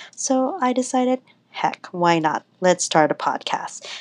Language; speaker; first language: English; non-native, local second language; Cebuano